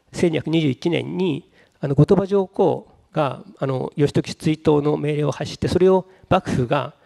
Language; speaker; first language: Japanese; native; Japanese